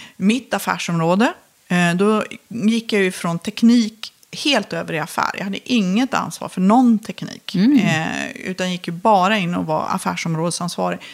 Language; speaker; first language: Swedish; native; Swedish